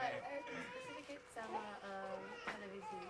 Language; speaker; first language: Indonesian; non-native, learner; English